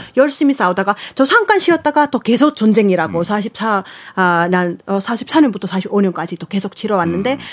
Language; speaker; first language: Korean; non-native, fluent; Finnish